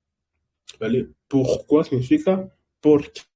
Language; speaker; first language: Spanish; non-native, fluent; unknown